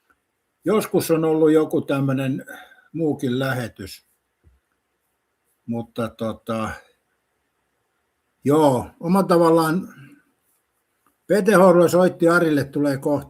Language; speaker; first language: Finnish; native; Finnish